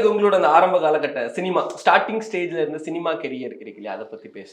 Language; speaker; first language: Tamil; native; Tamil